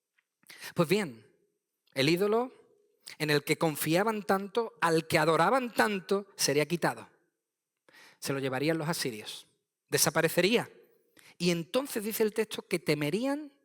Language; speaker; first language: Spanish; native; Spanish